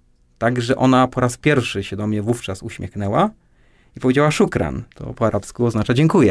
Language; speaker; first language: Polish; native; Polish